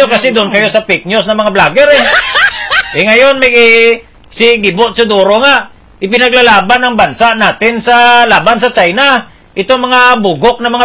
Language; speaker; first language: Filipino; non-native, local second language; Hiligaynon